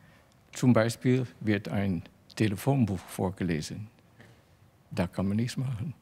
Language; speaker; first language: German; non-native, fluent; Dutch